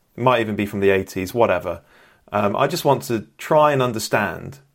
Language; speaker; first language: English; native; English